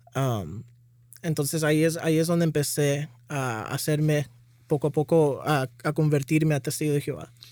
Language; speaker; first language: Spanish; early bilingual, heritage; Spanish